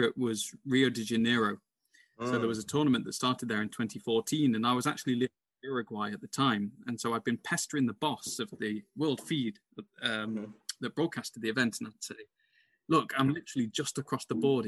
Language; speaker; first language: English; native; English